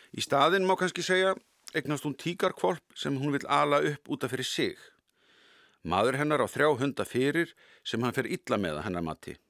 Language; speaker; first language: Icelandic; native; Icelandic